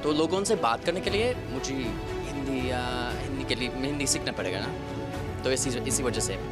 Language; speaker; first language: Hindi; non-native, fluent; English